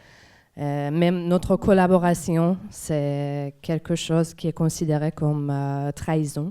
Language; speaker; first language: French; non-native, fluent; Persian